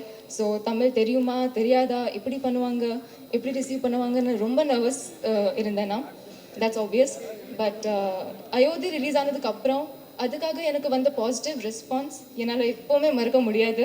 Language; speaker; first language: Tamil; non-native, local second language; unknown